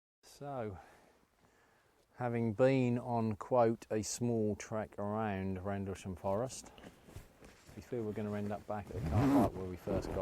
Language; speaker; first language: English; native; English